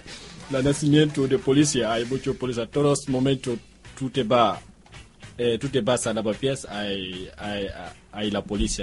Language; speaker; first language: Spanish; non-native, learner; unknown